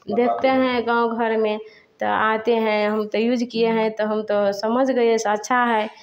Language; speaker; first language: Hindi; native; Hindi